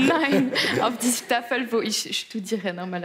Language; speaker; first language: German; non-native, local second language; French